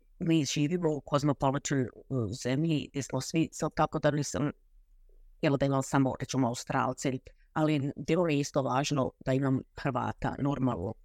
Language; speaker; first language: Croatian; early bilingual, heritage; Croatian